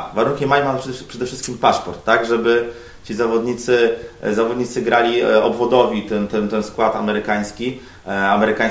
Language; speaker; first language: Polish; native; Polish